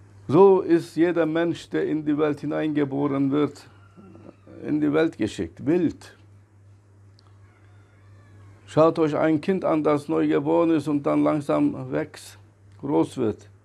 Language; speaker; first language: German; non-native, fluent; Turkish